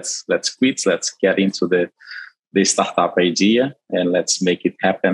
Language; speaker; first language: English; non-native, fluent; Portuguese